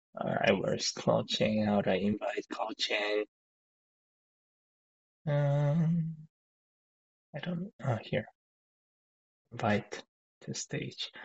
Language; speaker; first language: English; non-native, fluent; Korean